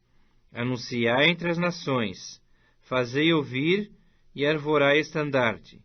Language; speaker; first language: Portuguese; native; Portuguese